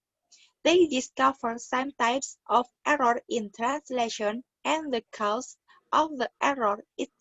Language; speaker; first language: English; non-native, learner; Indonesian